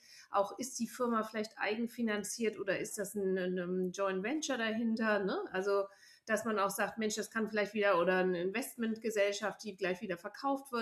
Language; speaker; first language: German; native; German